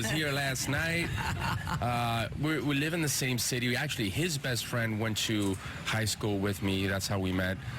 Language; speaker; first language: English; early bilingual, other home language; Spanish